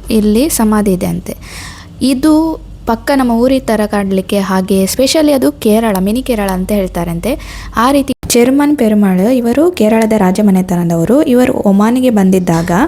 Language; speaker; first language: Kannada; non-native, local second language; Konkani